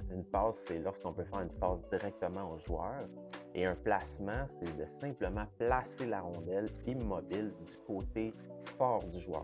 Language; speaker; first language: French; native; French